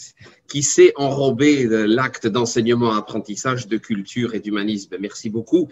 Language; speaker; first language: French; native; French